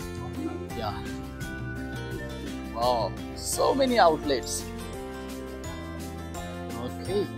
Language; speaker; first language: English; non-native, learner; Bangla